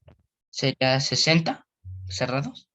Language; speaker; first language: Spanish; native; Spanish